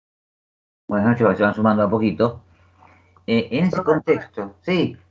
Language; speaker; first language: Spanish; native; Spanish